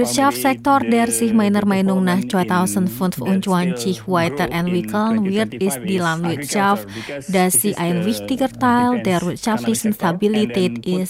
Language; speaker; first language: German; non-native, fluent; Indonesian